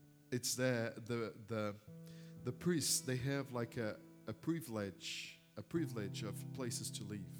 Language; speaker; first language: English; non-native, fluent; Portuguese